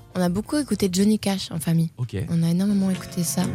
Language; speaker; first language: French; native; French